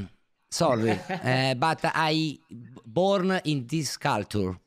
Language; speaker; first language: English; non-native, learner; Italian